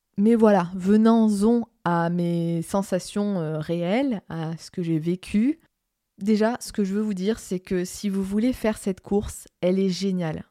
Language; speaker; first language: French; native; French